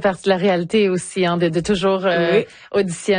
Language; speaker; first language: French; native; French